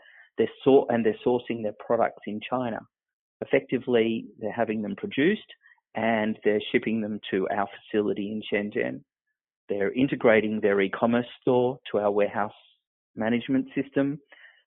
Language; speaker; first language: English; native; English